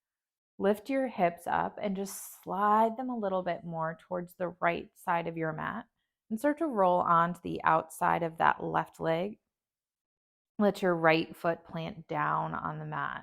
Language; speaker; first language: English; native; English